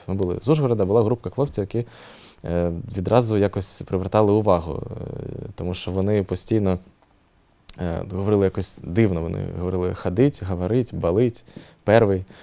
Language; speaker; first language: Ukrainian; native; Ukrainian